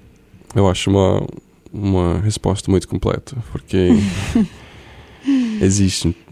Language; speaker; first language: Portuguese; non-native, fluent; English